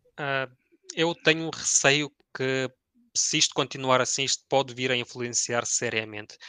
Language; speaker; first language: Portuguese; early bilingual, other home language; Ukrainian